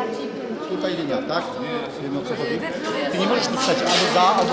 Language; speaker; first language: Polish; native; Polish